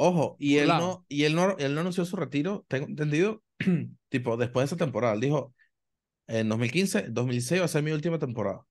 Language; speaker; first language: Spanish; native; Spanish